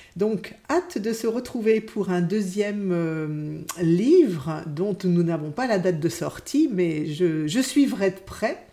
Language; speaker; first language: French; native; French